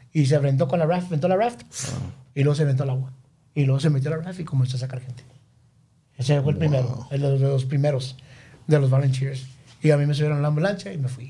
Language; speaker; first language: Spanish; early bilingual, heritage; Spanish